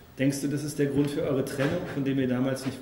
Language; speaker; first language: German; native; German